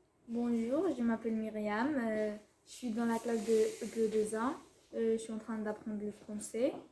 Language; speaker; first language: French; non-native, fluent; Spanish